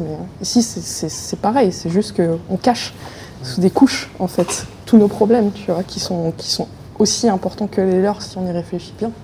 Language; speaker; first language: French; native; French